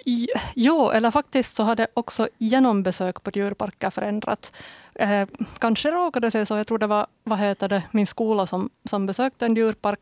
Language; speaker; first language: Swedish; native; Swedish